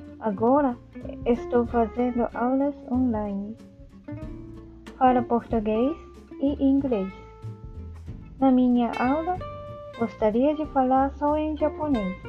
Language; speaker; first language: Portuguese; non-native, learner; Japanese